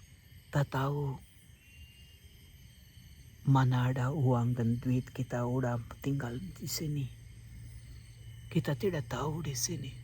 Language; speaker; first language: Indonesian; non-native, fluent; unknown